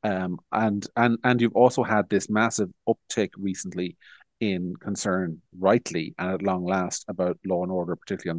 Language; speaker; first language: English; native; English